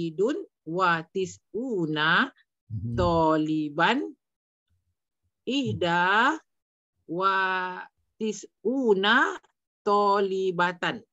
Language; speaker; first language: Arabic; non-native, learner; Malay